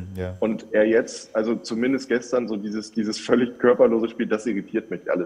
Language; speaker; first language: German; native; German